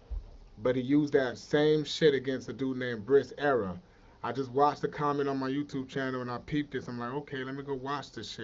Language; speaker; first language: English; native; English